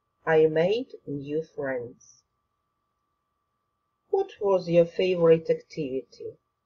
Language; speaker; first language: English; non-native, fluent; Ukrainian